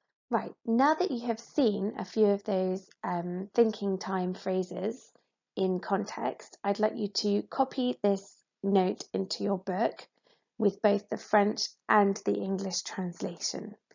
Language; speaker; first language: English; native; English